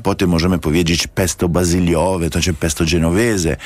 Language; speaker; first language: Polish; non-native, learner; Italian